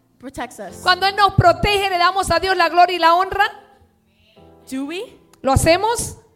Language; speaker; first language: Spanish; early bilingual, heritage; Spanish